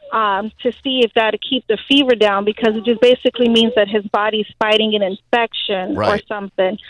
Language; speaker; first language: English; early bilingual, other home language; Haitian Creole